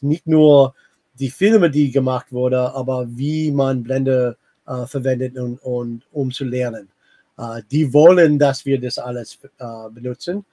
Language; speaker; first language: German; non-native, fluent; English